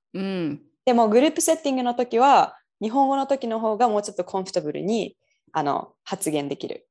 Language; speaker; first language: Japanese; native; Japanese